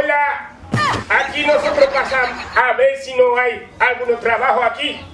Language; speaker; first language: Spanish; non-native, learner; Haitian Creole